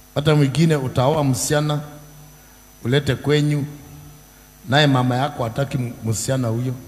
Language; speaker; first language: Swahili; native; Swahili